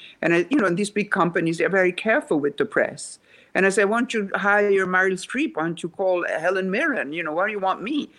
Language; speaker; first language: English; non-native, fluent; Italian